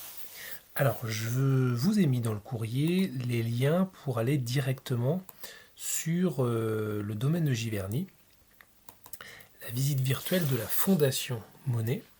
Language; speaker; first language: French; native; French